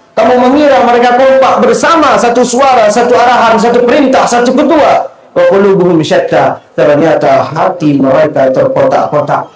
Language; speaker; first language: Malay; non-native, local second language; Achinese